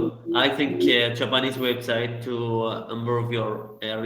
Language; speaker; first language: English; non-native, learner; Arabic